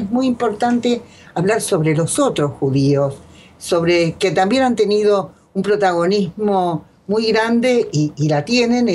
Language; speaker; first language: Spanish; native; Spanish